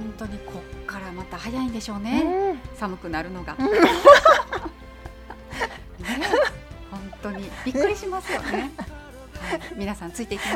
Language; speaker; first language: Japanese; native; Japanese